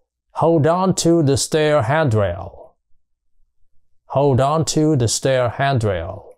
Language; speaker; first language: English; non-native, fluent; Vietnamese